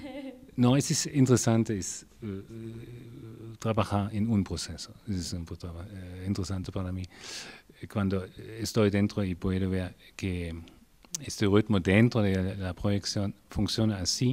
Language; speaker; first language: Spanish; non-native, learner; German